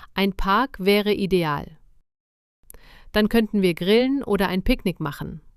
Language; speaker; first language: German; non-native, fluent; Hindi